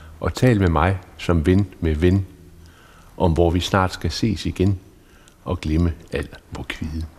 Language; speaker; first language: Danish; native; Danish